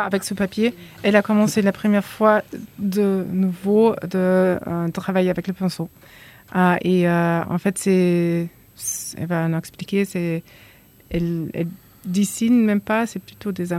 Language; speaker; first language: French; non-native, fluent; German